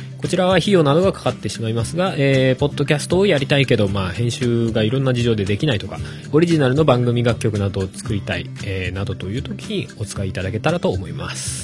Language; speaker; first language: Japanese; native; Japanese